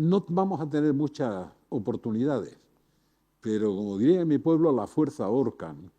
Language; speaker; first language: Spanish; native; Spanish